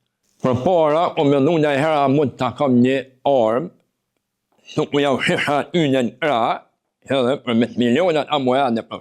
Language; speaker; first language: Albanian; native; Albanian